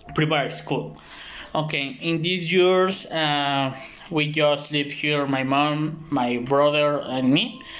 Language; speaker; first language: English; non-native, learner; Spanish